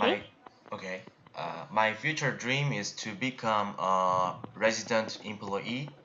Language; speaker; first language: English; non-native, learner; Korean